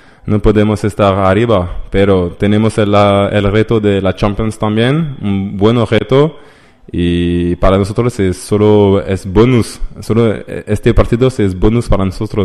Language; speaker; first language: Spanish; non-native, learner; French